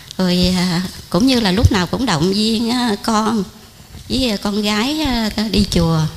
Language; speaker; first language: Vietnamese; non-native, local second language; Khmer